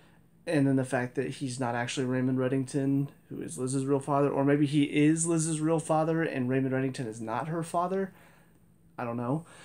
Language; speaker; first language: English; native; English